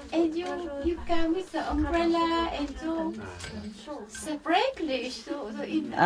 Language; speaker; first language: English; non-native, learner; Vietnamese